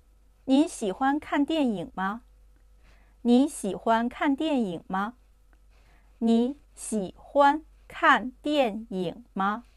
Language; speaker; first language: Chinese; non-native, fluent; Urdu